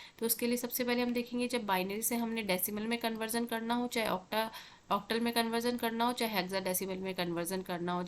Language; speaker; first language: Hindi; native; Hindi